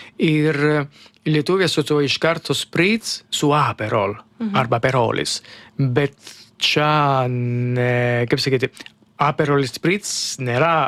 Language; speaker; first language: Lithuanian; non-native, learner; Italian